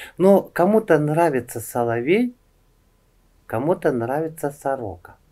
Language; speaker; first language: Russian; non-native, local second language; Uzbek